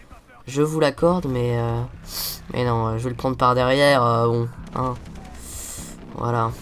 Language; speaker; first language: French; native; French